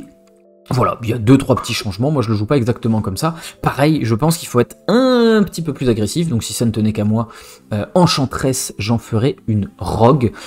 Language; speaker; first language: French; native; French